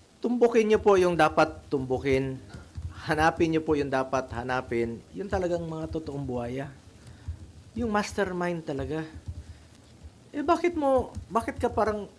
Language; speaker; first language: Filipino; non-native, local second language; Cebuano